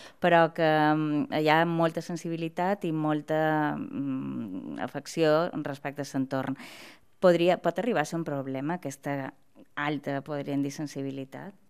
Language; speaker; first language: Catalan; native; Catalan